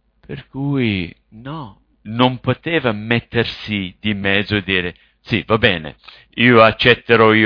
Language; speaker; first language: Italian; non-native, fluent; English